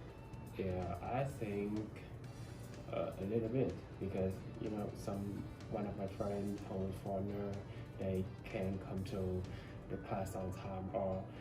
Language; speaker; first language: English; non-native, learner; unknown